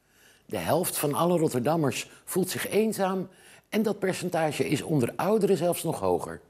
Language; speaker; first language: Dutch; native; Dutch